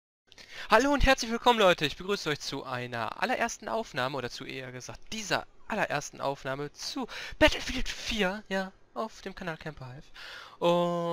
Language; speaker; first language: German; native; German